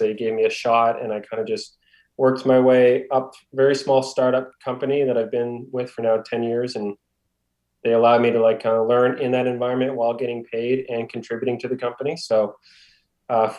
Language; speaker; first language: English; native; English